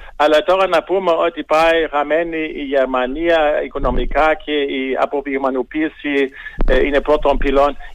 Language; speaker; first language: Greek; non-native, fluent; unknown